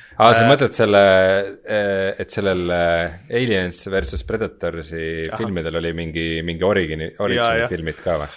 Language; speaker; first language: Estonian; native; Estonian